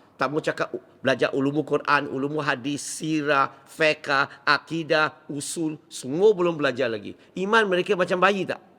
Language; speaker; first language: Malay; non-native, local second language; Min Nan Chinese